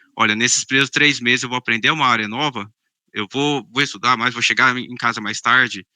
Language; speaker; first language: Portuguese; native; Portuguese